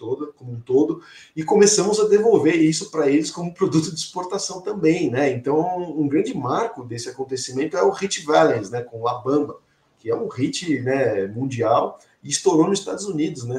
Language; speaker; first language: Portuguese; native; Portuguese